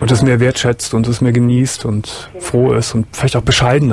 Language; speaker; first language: German; native; German